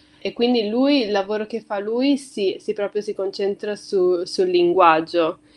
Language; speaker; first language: Italian; early bilingual, other home language; Tigrinya